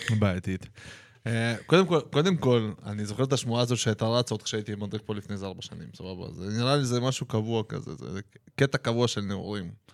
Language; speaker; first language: Hebrew; native; Hebrew